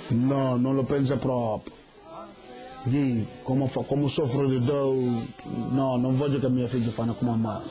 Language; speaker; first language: Italian; non-native, learner; Wolof